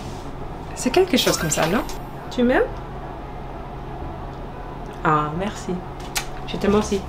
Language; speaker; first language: French; non-native, learner; English